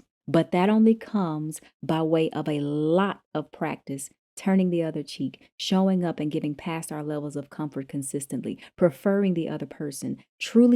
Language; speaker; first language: English; native; English